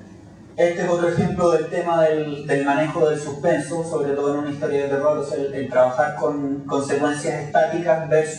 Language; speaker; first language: Spanish; native; Spanish